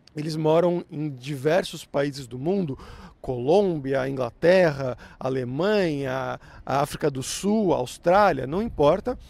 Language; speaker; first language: Portuguese; native; Portuguese